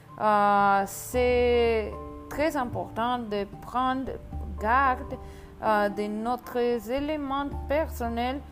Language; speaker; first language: French; non-native, learner; Spanish